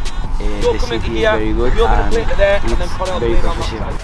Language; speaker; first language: English; non-native, learner; Spanish